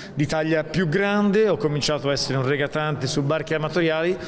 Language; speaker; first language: Italian; native; Italian